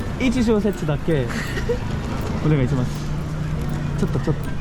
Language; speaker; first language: Japanese; non-native, learner; Korean